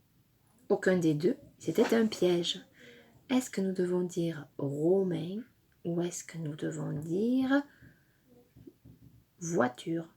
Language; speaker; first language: French; native; French